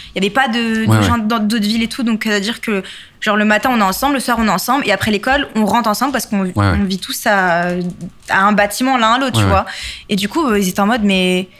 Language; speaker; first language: French; native; French